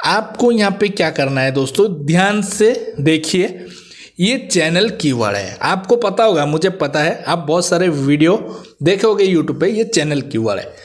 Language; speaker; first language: Hindi; non-native, local second language; Odia